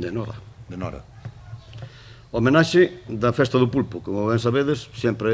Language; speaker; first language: Galician; native; Galician